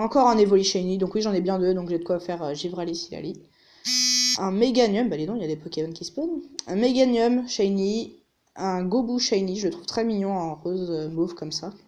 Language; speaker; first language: French; native; French